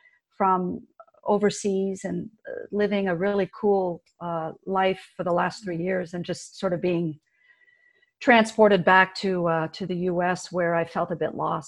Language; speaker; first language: English; early bilingual, other home language; French